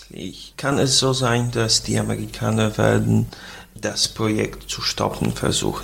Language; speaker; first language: German; non-native, fluent; Polish